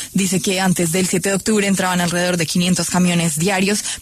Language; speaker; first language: Spanish; native; Spanish